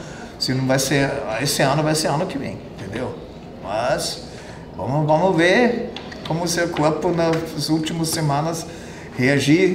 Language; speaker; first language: Portuguese; non-native, fluent; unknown